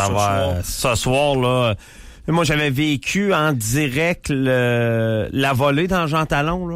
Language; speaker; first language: French; native; French